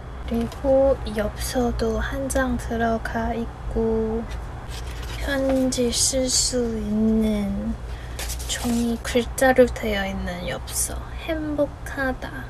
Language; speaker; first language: Korean; non-native, fluent; Chinese